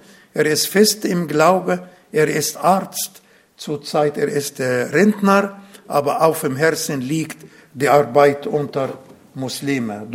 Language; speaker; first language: German; non-native, learner; Arabic